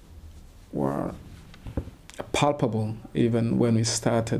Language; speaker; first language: English; non-native, local second language; Kinyarwanda